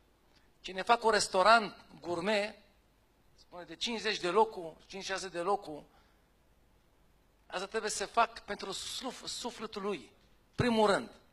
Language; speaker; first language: Romanian; non-native, fluent; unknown